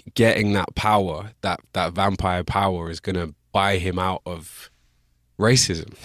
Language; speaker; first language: English; native; English